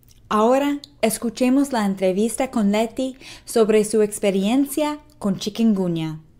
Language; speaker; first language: Spanish; non-native, fluent; English